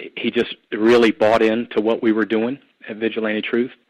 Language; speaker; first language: English; native; English